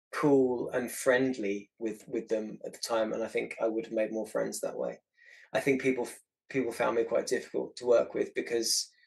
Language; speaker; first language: English; native; English